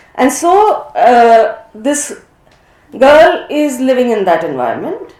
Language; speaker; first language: English; non-native, local second language; Hindi